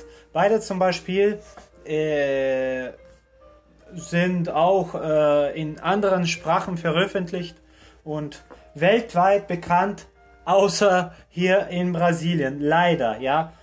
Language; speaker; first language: German; early bilingual, heritage; Portuguese